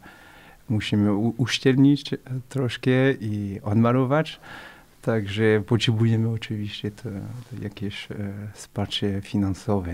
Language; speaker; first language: Polish; non-native, fluent; French